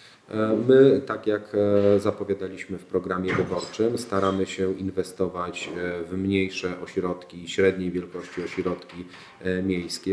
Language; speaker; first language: Polish; native; Polish